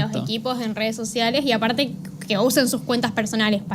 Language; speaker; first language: Spanish; native; Spanish